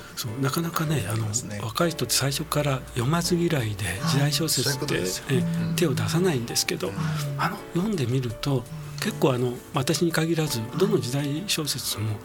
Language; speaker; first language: Japanese; native; Japanese